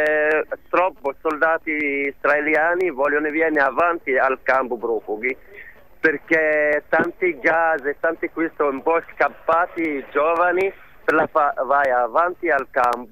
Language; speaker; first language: Italian; non-native, learner; Arabic